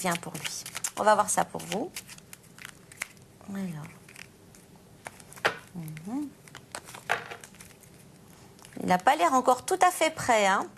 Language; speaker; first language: French; native; French